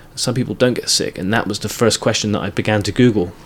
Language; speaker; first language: English; native; English